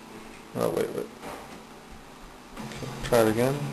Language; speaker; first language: English; native; English